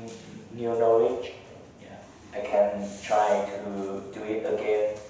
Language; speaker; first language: English; non-native, learner; Vietnamese